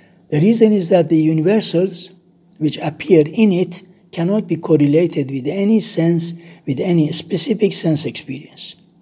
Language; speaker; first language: English; non-native, fluent; Persian